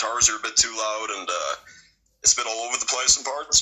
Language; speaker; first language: English; native; English